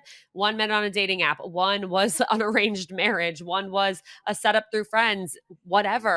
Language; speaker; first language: English; native; English